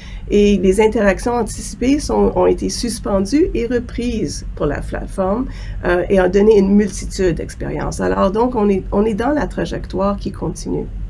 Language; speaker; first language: French; native; French